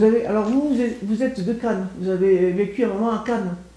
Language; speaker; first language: French; native; French